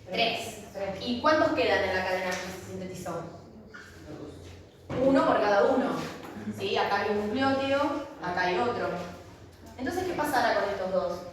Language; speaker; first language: Spanish; native; Spanish